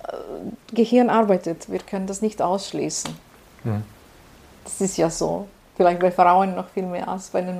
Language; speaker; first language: German; non-native, fluent; Serbian